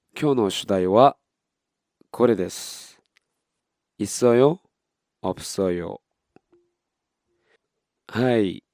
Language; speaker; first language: Japanese; non-native, fluent; Korean